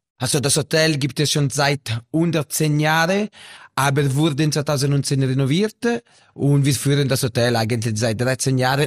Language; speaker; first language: German; non-native, local second language; Italian